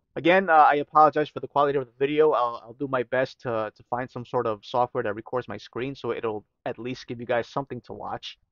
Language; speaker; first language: English; native; English